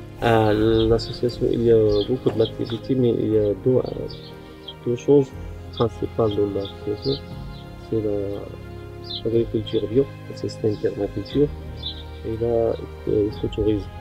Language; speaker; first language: French; non-native, learner; Arabic